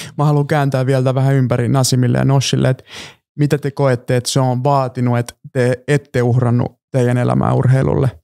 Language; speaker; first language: Finnish; early bilingual, other home language; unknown